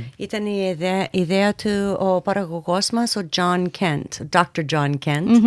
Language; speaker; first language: Greek; early bilingual, heritage; Greek